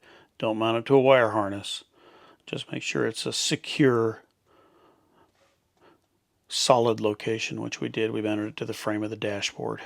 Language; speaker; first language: English; native; English